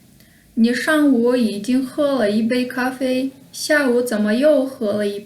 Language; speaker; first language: Chinese; non-native, fluent; Kyrgyz